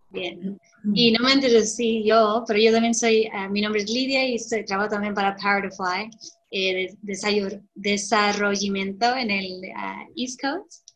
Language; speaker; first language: Spanish; early bilingual, heritage; Spanish